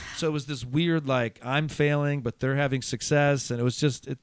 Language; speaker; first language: English; native; English